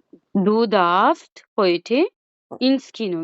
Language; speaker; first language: German; non-native, fluent; Urdu